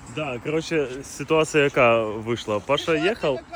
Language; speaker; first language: Russian; non-native, local second language; Ukrainian